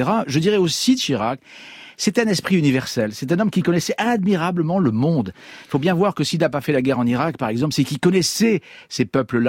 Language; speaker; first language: French; native; French